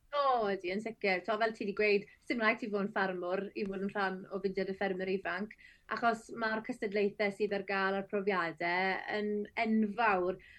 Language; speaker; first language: Welsh; native; Welsh